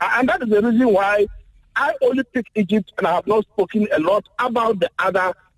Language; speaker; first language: English; non-native, local second language; Akan